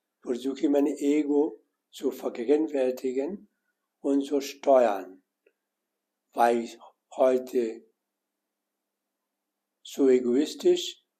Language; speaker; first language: German; non-native, learner; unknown